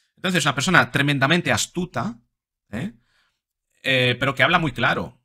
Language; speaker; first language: Spanish; non-native, fluent; Italian